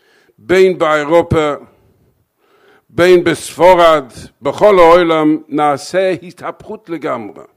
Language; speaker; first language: Hebrew; non-native, fluent; English